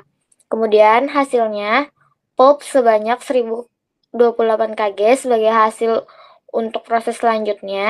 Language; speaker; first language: Indonesian; native; Indonesian